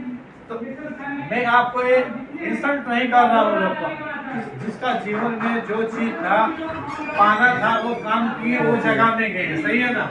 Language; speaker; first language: Hindi; non-native, learner; Nepali